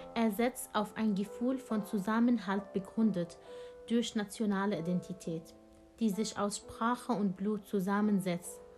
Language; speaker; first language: German; non-native, fluent; Arabic